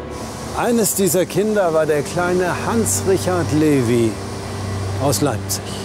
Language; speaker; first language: German; native; German